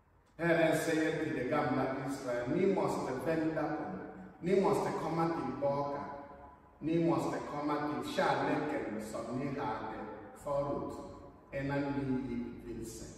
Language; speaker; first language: Swedish; non-native, fluent; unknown